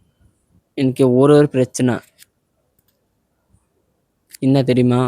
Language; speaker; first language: Tamil; non-native, learner; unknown